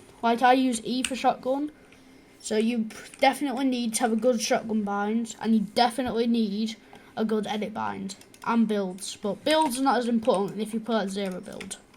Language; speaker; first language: English; native; English